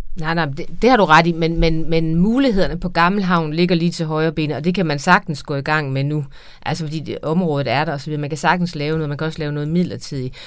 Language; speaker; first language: Danish; native; Danish